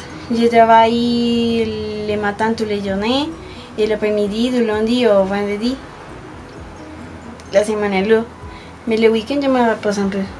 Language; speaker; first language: French; non-native, learner; Spanish